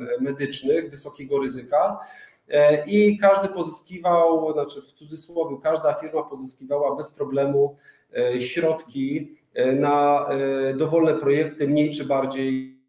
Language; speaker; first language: Polish; native; Polish